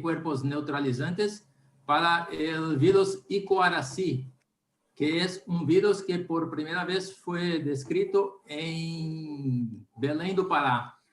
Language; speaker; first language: Spanish; non-native, learner; Portuguese